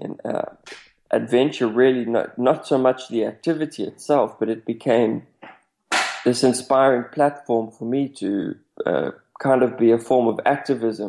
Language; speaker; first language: English; native; English